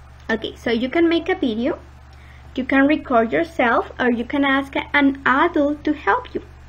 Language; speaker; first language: English; non-native, fluent; Spanish